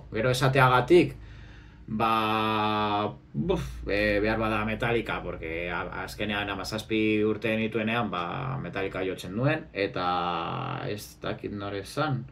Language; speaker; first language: Basque; non-native, local second language; Spanish